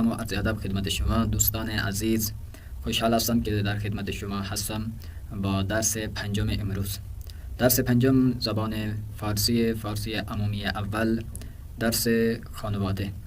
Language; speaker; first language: Persian; non-native, fluent; Urdu